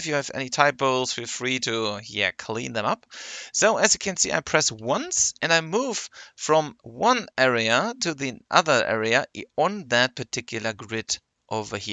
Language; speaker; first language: English; non-native, fluent; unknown